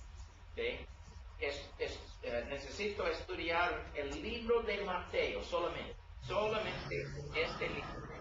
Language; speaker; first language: Spanish; non-native, learner; English